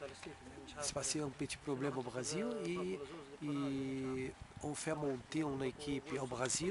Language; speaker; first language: French; non-native, fluent; Portuguese